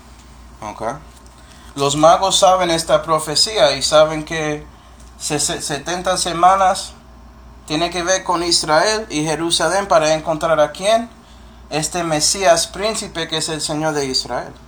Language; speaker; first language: Spanish; non-native, fluent; English